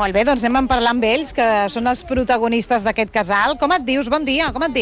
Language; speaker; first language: Catalan; native; Catalan